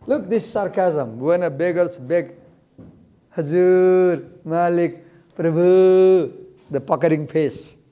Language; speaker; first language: English; non-native, local second language; Nepali